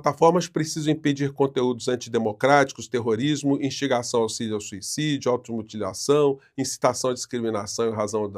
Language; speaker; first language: Portuguese; native; Portuguese